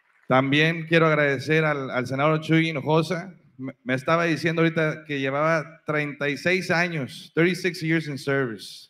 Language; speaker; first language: Spanish; native; Spanish